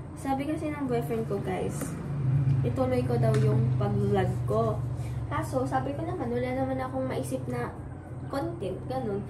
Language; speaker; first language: Filipino; non-native, local second language; Iloko